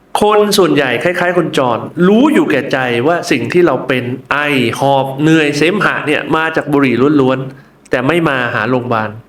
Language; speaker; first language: Thai; native; Thai